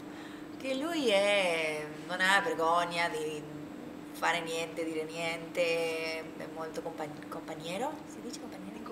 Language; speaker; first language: Italian; non-native, learner; Spanish